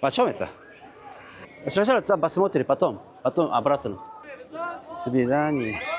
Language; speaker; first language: Russian; non-native, learner; Korean